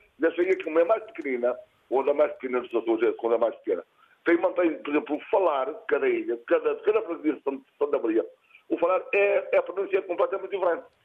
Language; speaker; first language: Portuguese; native; Portuguese